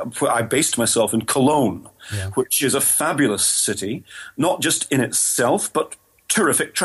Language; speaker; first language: English; native; English